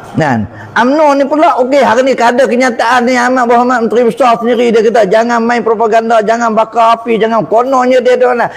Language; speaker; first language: Malay; native; Malay